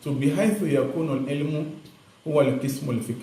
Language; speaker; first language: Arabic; non-native, fluent; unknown